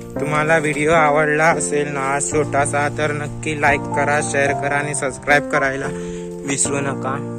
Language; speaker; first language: Marathi; non-native, local second language; Konkani